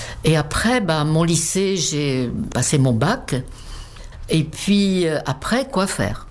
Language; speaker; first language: French; non-native, fluent; Czech